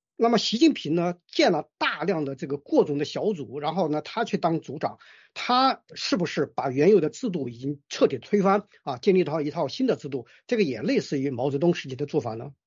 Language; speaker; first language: Chinese; native; Chinese